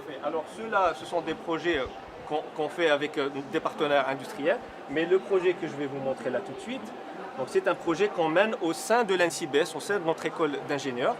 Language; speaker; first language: French; native; French